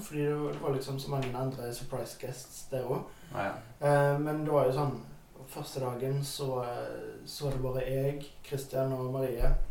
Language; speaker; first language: Norwegian; native; Norwegian